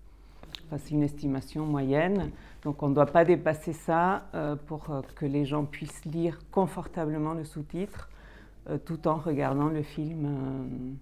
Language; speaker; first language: French; native; French